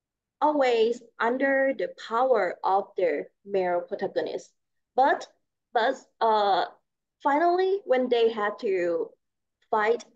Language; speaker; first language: English; non-native, learner; Thai